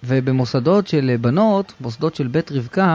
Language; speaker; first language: Hebrew; native; Hebrew